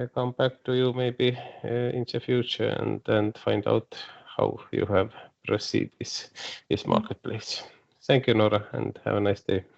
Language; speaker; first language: English; non-native, fluent; Estonian